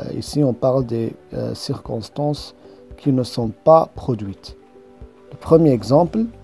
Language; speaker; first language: French; non-native, local second language; Arabic